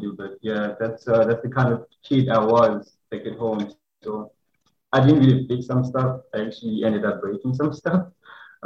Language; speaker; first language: English; non-native, local second language; Xhosa